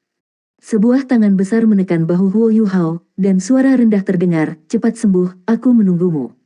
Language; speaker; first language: Indonesian; native; Indonesian